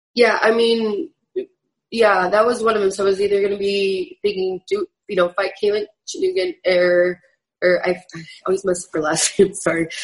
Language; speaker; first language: English; native; English